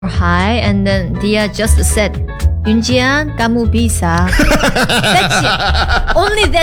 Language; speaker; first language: English; non-native, learner; Korean